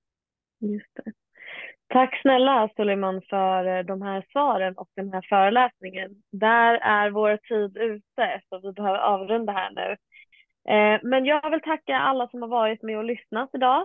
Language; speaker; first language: Swedish; native; Swedish